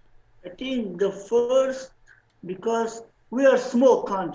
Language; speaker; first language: English; non-native, learner; Slovenian